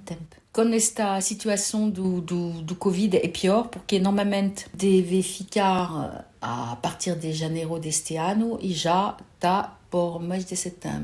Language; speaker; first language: Portuguese; early bilingual, heritage; Portuguese